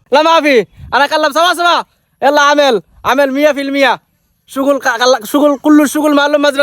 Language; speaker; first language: Arabic; non-native, learner; Bangla